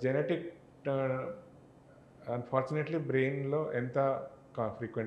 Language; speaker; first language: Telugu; non-native, learner; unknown